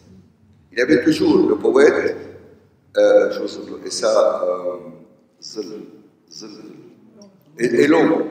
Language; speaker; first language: French; non-native, local second language; Arabic